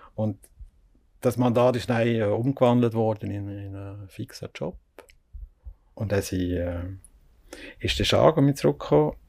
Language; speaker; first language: German; native; German